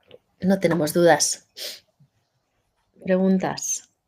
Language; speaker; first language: Spanish; native; Spanish